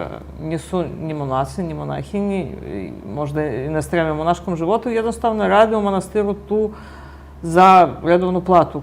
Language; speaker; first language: Bosnian; native; Bosnian